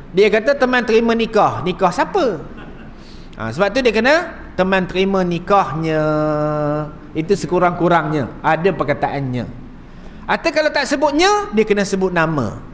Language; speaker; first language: Malay; native; Malay